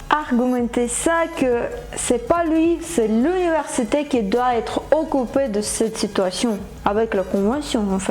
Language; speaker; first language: French; non-native, fluent; Ukrainian